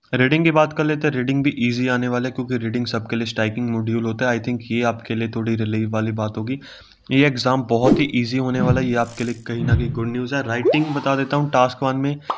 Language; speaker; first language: Hindi; native; Hindi